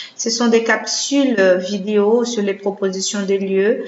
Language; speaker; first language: French; non-native, fluent; Portuguese